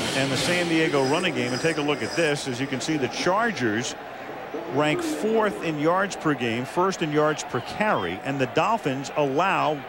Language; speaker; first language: English; native; English